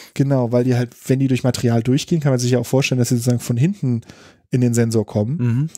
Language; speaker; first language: German; native; German